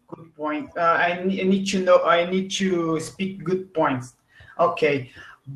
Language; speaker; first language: English; non-native, learner; Portuguese